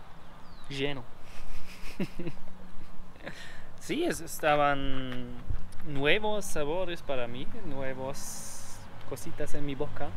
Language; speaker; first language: Spanish; non-native, learner; German